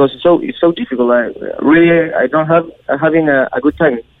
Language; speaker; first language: English; non-native, learner; Spanish